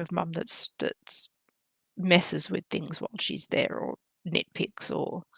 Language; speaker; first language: English; native; English